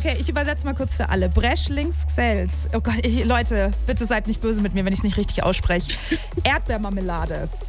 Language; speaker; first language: German; native; German